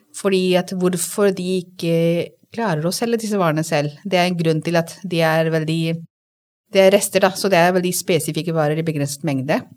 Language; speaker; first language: Norwegian; non-native, fluent; Hindi